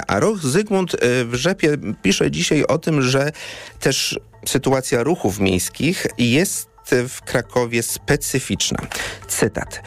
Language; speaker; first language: Polish; native; Polish